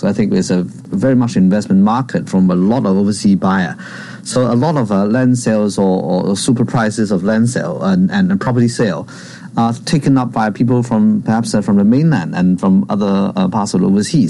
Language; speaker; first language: English; non-native, local second language; Cantonese